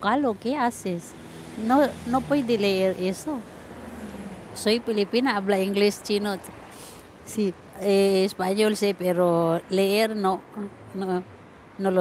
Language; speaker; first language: Spanish; non-native, learner; Filipino